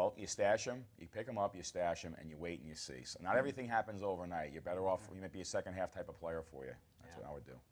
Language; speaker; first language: English; native; English